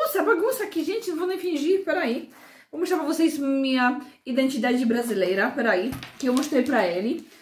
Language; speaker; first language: Portuguese; non-native, fluent; Polish